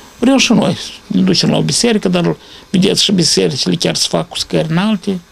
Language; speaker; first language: Romanian; native; Romanian